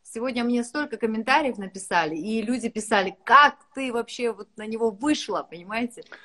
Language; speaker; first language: Russian; native; Russian